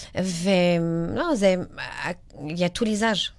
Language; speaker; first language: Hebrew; non-native, learner; French